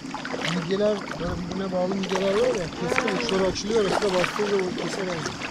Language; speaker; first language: Turkish; native; Turkish